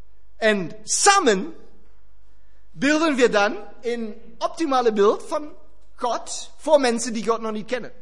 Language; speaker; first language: Dutch; non-native, fluent; German